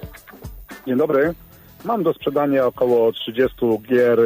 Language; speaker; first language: Polish; native; Polish